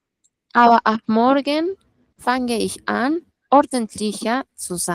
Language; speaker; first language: German; non-native, fluent; Spanish